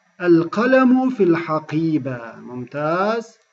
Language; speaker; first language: Arabic; non-native, fluent; Turkish